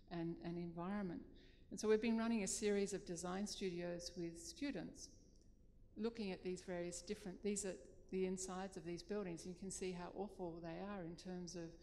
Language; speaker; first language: English; native; English